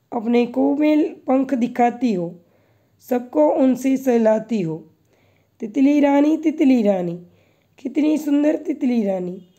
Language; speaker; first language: Hindi; non-native, local second language; Gujarati